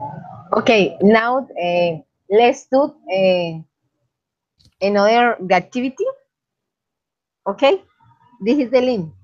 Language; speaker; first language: English; non-native, learner; Spanish